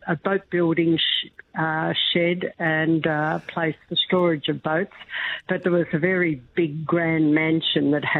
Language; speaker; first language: English; native; English